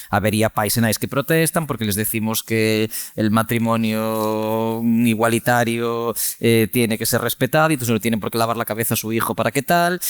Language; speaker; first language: Spanish; native; Spanish